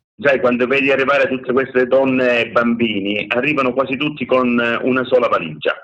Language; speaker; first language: Italian; native; Italian